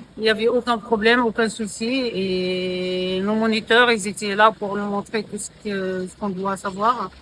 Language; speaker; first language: French; non-native, local second language; Arabic